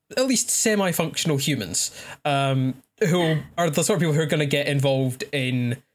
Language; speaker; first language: English; native; English